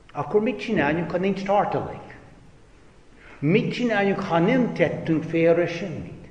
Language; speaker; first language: Hungarian; non-native, fluent; English